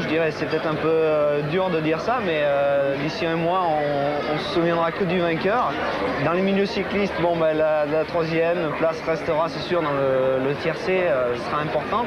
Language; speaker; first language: French; native; French